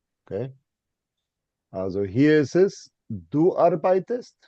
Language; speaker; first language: German; non-native, fluent; English